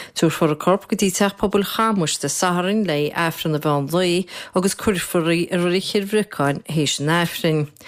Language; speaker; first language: Irish; native; Irish